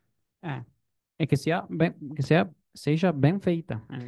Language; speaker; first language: Portuguese; non-native, fluent; Italian